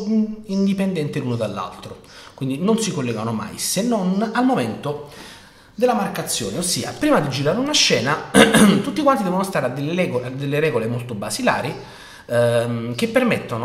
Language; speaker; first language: Italian; native; Italian